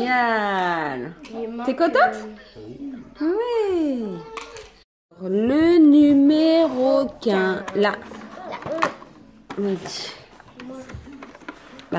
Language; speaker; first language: French; native; French